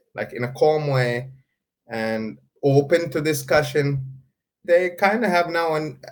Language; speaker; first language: English; non-native, fluent; Arabic